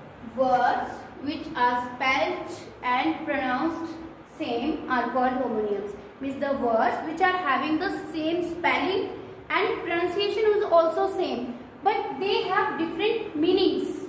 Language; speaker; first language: English; non-native, local second language; Hindi